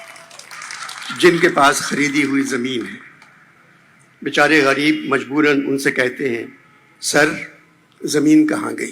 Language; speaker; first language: Urdu; native; Urdu